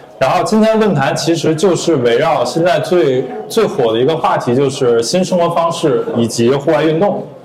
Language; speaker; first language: Chinese; native; Chinese